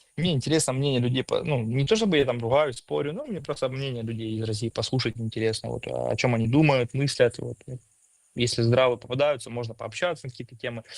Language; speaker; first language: Russian; native; Russian